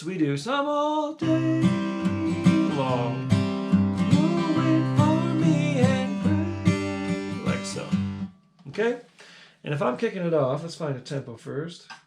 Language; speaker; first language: English; native; English